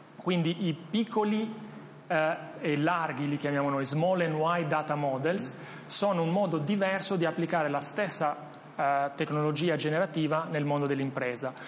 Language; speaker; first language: Italian; non-native, fluent; Albanian